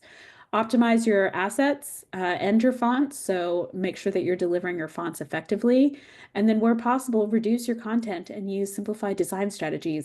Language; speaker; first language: English; native; English